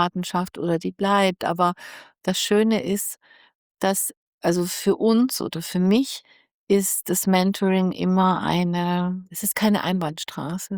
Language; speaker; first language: German; native; German